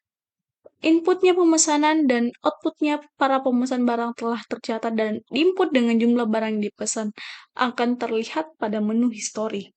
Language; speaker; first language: Indonesian; native; Indonesian